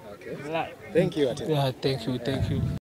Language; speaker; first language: English; non-native, learner; French